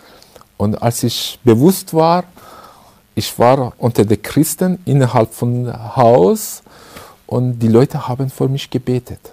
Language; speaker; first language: German; non-native, learner; Persian